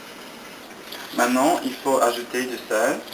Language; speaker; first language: French; non-native, learner; English